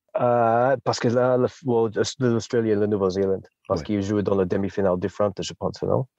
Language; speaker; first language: French; non-native, fluent; English